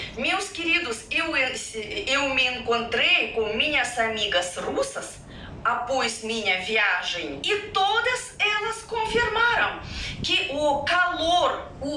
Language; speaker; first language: Portuguese; non-native, fluent; Russian